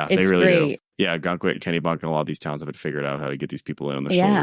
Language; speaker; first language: English; native; English